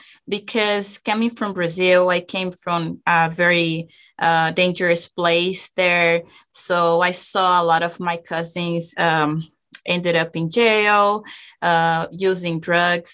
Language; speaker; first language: English; non-native, fluent; Portuguese